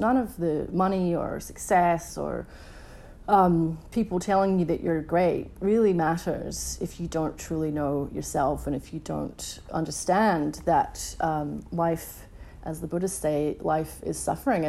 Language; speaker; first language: English; native; English